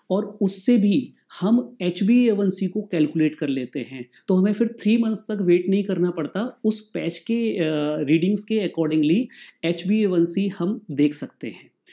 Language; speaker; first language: Hindi; native; Hindi